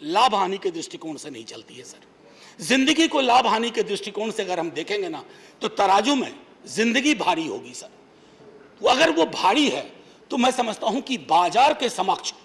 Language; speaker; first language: Hindi; native; Hindi